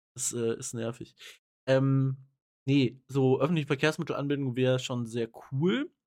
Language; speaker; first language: German; native; German